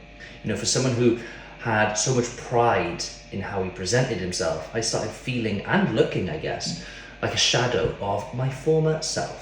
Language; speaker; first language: English; native; English